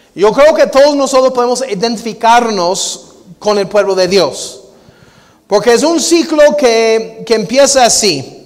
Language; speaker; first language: Spanish; non-native, fluent; English